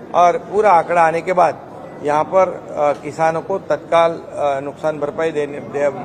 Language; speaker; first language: Hindi; non-native, local second language; Marathi